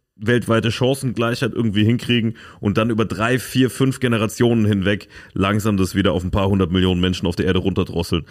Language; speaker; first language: German; native; German